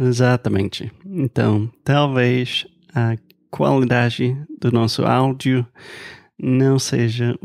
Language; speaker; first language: Portuguese; non-native, fluent; English